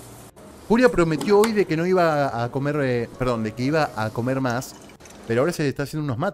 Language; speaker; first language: Spanish; native; Spanish